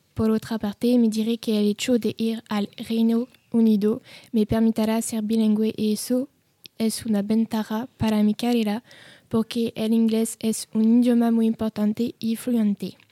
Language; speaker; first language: Spanish; non-native, learner; French